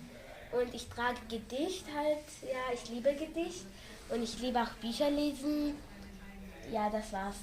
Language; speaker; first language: German; early bilingual, other home language; Arabic